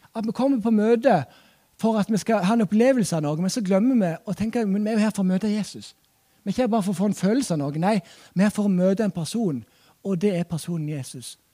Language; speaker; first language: Norwegian; native; Norwegian